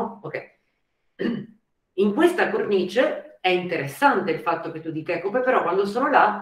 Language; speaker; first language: Italian; native; Italian